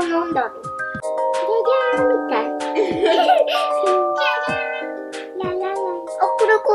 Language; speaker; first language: Japanese; native; Japanese